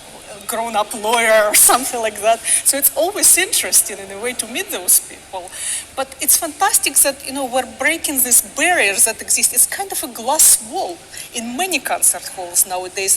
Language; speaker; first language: English; non-native, fluent; Russian